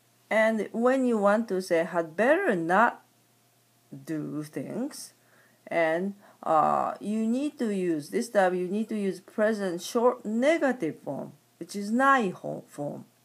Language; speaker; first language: English; non-native, fluent; Japanese